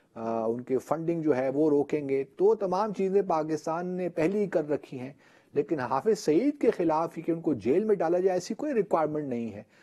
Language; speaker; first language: Urdu; native; Urdu